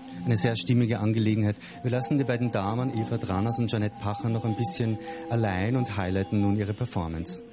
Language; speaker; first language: German; native; German